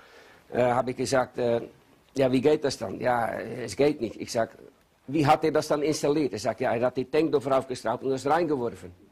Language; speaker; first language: German; non-native, learner; Dutch